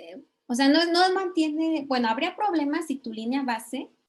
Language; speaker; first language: Spanish; native; Spanish